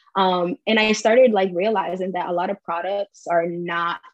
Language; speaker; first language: English; early bilingual, heritage; English